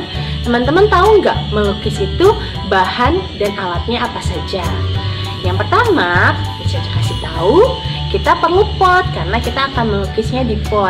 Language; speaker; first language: Indonesian; native; Indonesian